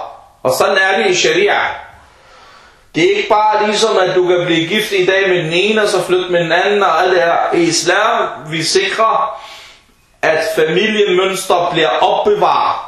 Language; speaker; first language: Danish; early bilingual, other home language; Arabic